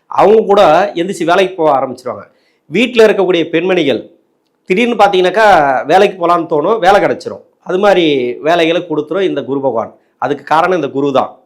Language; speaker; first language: Tamil; native; Tamil